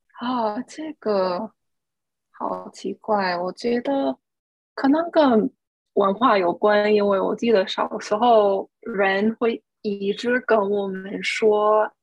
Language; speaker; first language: Chinese; non-native, fluent; English